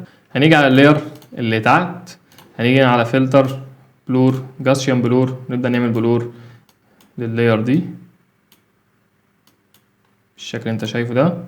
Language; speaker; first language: Arabic; native; Arabic